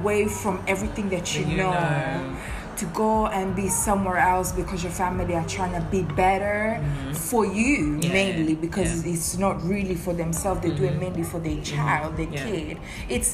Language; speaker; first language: English; non-native, fluent; Seselwa Creole French